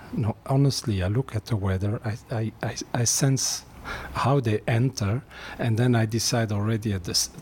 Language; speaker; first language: English; non-native, fluent; Dutch